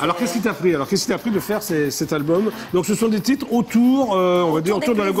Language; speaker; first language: French; native; French